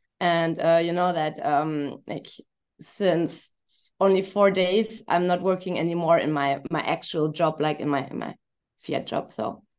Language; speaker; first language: English; non-native, fluent; German